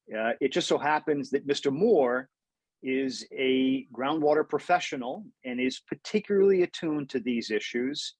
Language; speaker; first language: English; native; English